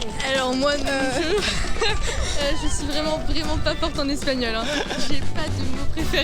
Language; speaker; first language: French; native; French